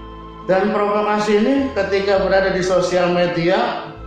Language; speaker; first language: Indonesian; native; Indonesian